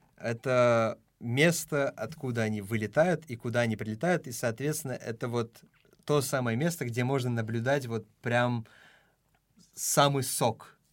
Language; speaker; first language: Russian; non-native, local second language; Tajik